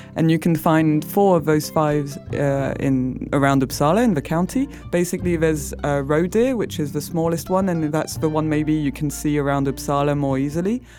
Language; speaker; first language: English; non-native, fluent; French